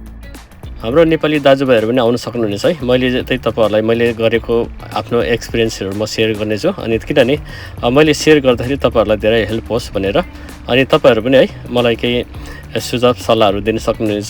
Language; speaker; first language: Hindi; non-native, learner; Nepali